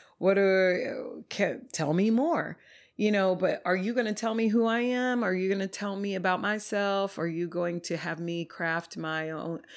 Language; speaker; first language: English; native; English